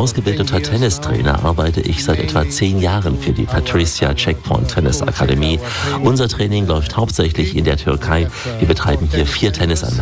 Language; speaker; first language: German; native; German